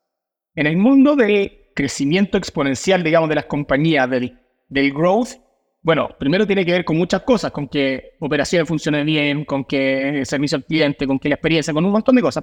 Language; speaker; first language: Spanish; native; Spanish